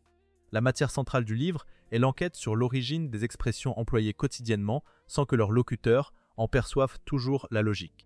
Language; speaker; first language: French; native; French